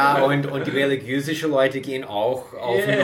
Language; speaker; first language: German; non-native, fluent; English